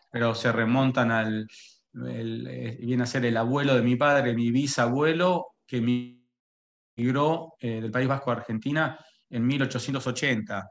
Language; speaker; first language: Spanish; native; Spanish